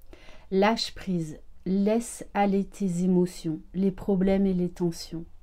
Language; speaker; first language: French; native; French